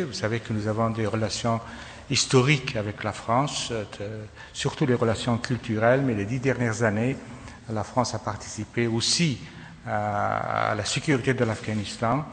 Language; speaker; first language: French; non-native, fluent; Persian